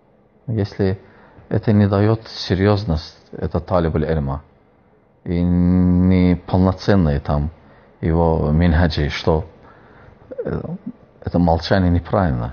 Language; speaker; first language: Russian; non-native, fluent; Azerbaijani